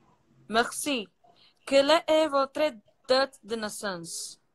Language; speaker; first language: French; non-native, learner; Portuguese